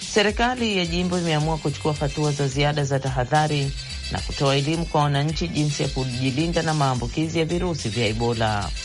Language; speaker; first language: Swahili; native; Swahili